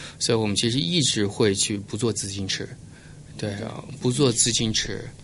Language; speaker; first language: Chinese; early bilingual, heritage; Chinese